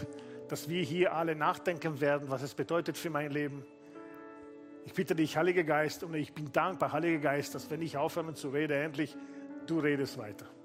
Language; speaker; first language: German; non-native, fluent; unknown